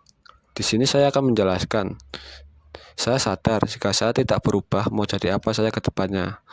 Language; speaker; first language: Indonesian; native; Indonesian